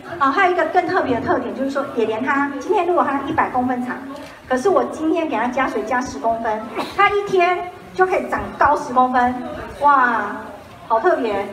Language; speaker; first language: Chinese; native; Chinese